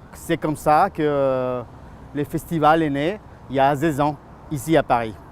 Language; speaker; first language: French; non-native, fluent; Spanish